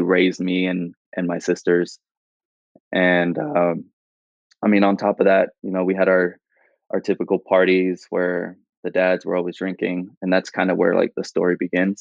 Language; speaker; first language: English; native; English